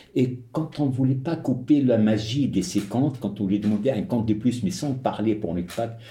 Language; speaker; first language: French; non-native, local second language; Arabic